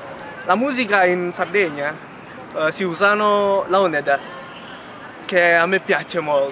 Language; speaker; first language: Italian; non-native, learner; Indonesian